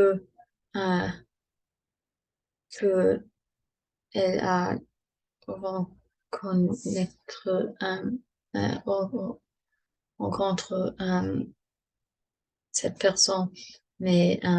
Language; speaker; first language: French; non-native, learner; English